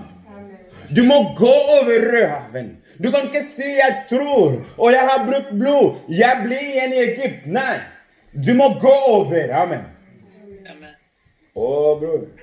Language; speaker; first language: Norwegian; non-native, fluent; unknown